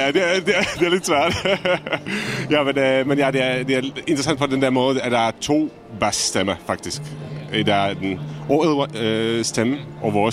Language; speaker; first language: Danish; non-native, fluent; Czech